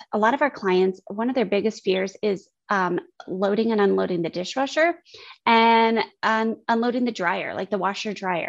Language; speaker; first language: English; native; English